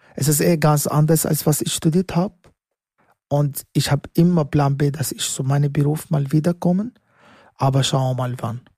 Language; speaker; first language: German; non-native, learner; Arabic